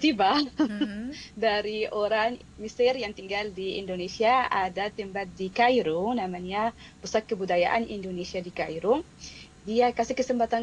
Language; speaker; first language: Indonesian; non-native, fluent; Arabic